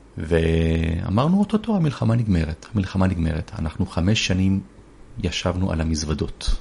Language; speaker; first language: Hebrew; early bilingual, other home language; Persian